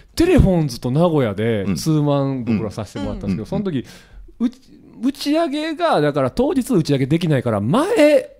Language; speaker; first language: Japanese; native; Japanese